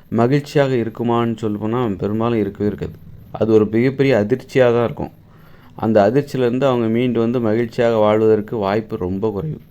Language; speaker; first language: Tamil; native; Tamil